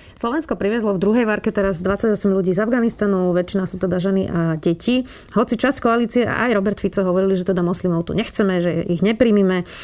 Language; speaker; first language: Slovak; native; Slovak